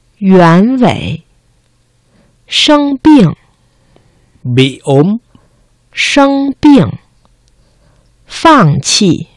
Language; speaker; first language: Chinese; non-native, fluent; Vietnamese